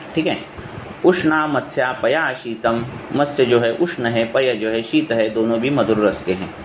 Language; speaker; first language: Hindi; non-native, local second language; Marathi